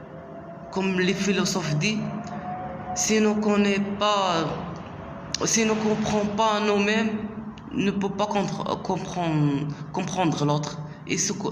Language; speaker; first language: French; non-native, local second language; Arabic